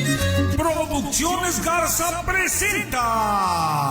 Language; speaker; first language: Spanish; native; Spanish